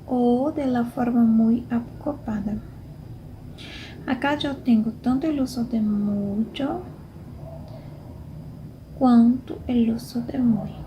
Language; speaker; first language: Spanish; non-native, fluent; Portuguese